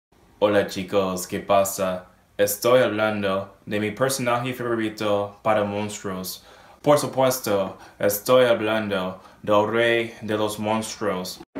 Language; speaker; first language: Spanish; non-native, learner; English